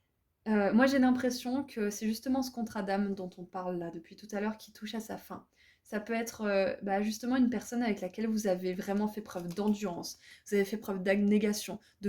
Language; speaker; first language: French; native; French